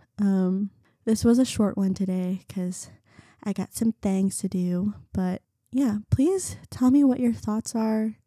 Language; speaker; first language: English; early bilingual, other home language; Vietnamese